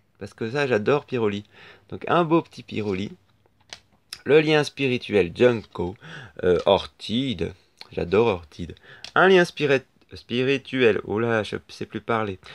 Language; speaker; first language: French; native; French